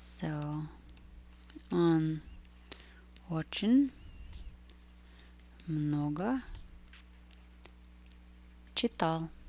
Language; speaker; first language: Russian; non-native, fluent; English